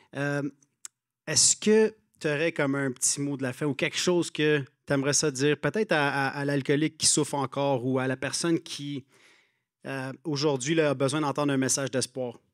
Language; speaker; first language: French; native; French